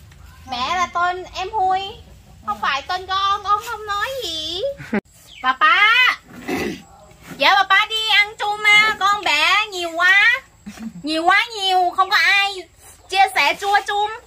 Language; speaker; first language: Vietnamese; non-native, learner; Thai